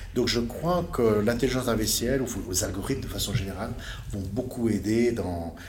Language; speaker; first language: French; native; French